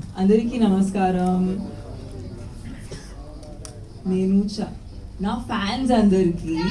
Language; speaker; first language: Telugu; non-native, local second language; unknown